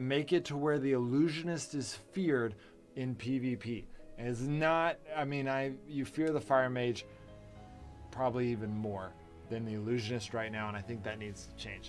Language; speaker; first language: English; native; English